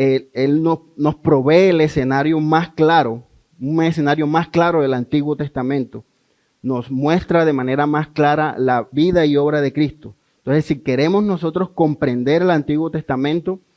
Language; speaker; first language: Spanish; native; Spanish